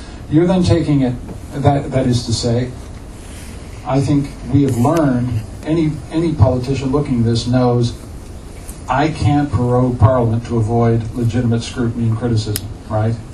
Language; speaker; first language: English; native; English